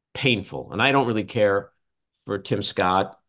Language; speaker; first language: English; native; English